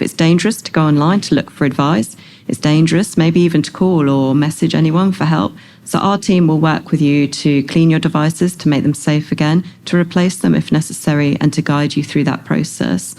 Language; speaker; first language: English; native; English